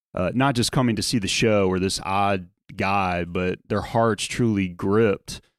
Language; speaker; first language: English; native; English